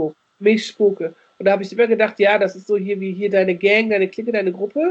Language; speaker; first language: German; native; German